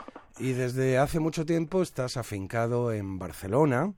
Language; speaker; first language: Spanish; native; Spanish